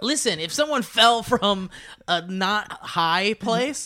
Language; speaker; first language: English; native; English